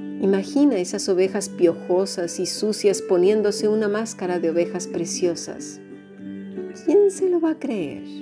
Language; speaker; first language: Spanish; native; Spanish